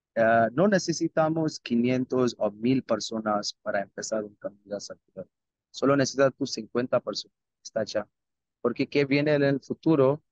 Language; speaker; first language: Spanish; non-native, learner; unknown